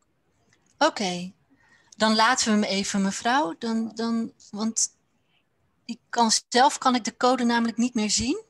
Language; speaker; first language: Dutch; native; Dutch